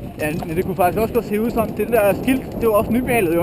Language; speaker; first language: Danish; native; Danish